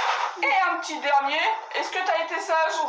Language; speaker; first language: French; native; French